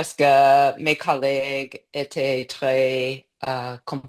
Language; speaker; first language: French; non-native, learner; English